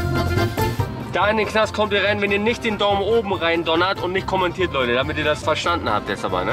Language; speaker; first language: German; native; German